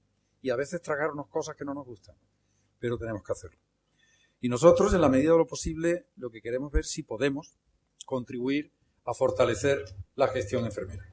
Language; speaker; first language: Spanish; native; Spanish